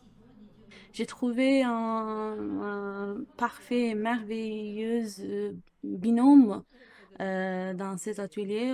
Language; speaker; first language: French; non-native, learner; Turkish